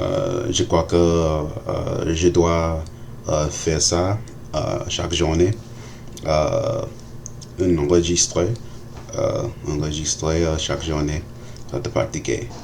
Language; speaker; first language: French; non-native, learner; English